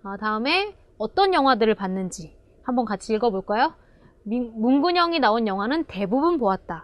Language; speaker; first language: Korean; native; Korean